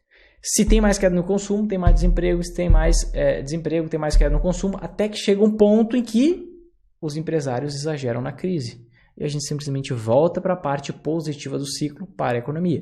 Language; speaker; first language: Portuguese; native; Portuguese